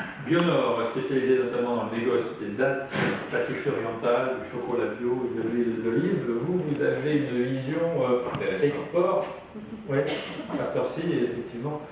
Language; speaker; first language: French; native; French